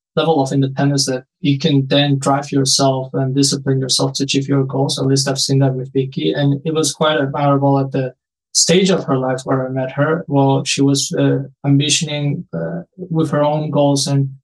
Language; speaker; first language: English; non-native, fluent; Spanish